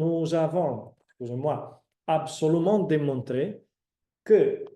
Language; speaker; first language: French; non-native, fluent; Italian